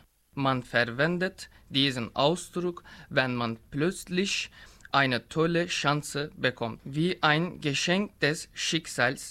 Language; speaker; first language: German; non-native, learner; Turkish